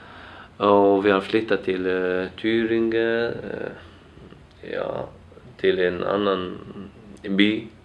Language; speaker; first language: Swedish; non-native, learner; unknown